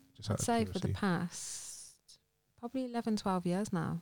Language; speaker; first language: English; native; English